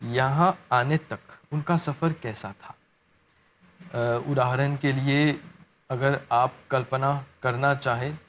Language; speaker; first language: Hindi; non-native, local second language; Morisyen